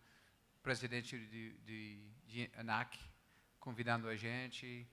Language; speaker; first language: Portuguese; non-native, fluent; English